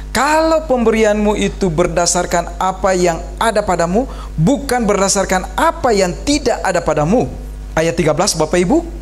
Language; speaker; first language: Indonesian; native; Indonesian